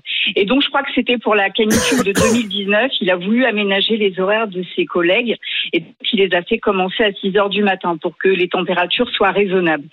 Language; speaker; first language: French; native; French